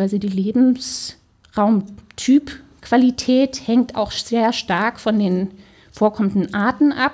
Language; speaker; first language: German; native; German